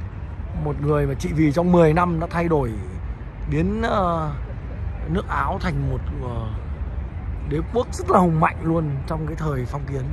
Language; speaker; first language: Vietnamese; native; Vietnamese